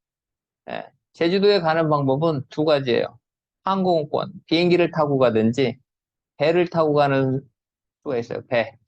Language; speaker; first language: Korean; native; Korean